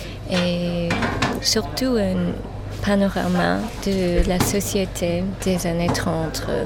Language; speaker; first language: French; non-native, fluent; English